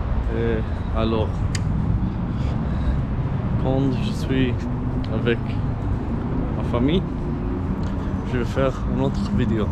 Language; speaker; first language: French; non-native, learner; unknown